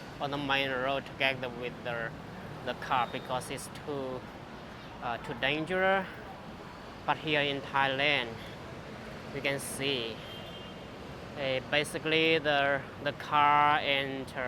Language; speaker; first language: English; non-native, fluent; Chinese